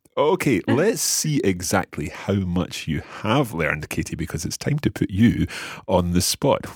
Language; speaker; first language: English; native; English